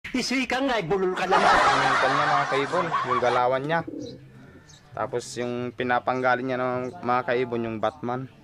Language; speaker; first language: Filipino; native; Filipino